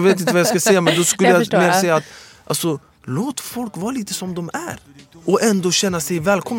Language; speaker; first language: Swedish; early bilingual, other home language; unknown